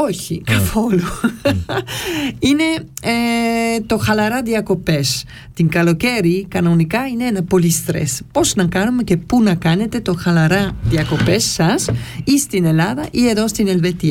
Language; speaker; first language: Greek; non-native, learner; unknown